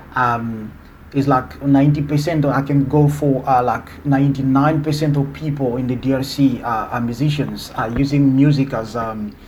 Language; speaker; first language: English; non-native, fluent; Lingala